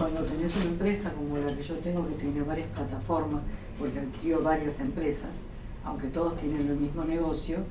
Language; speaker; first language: Spanish; native; Spanish